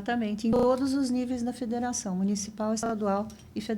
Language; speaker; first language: Portuguese; native; Portuguese